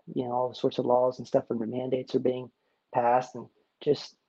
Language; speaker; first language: English; native; English